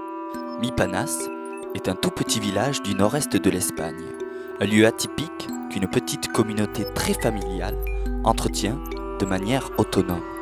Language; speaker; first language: French; native; French